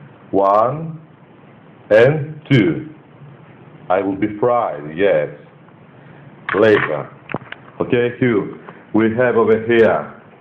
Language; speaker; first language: English; non-native, learner; Greek